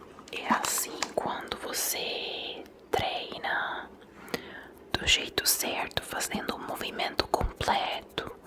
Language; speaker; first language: Portuguese; non-native, fluent; Italian